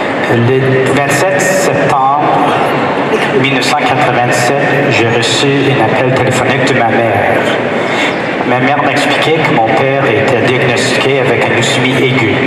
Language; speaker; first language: French; non-native, fluent; English